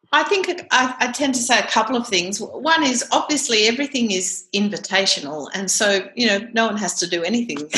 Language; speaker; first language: English; native; English